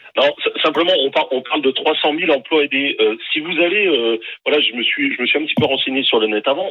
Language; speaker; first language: French; native; French